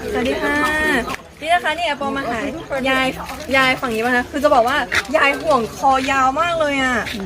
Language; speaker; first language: Thai; non-native, local second language; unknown